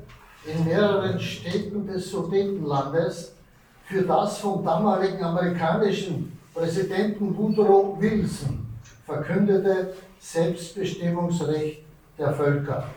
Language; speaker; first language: German; native; German